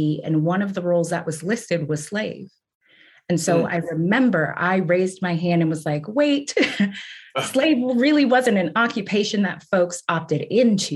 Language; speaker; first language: English; native; English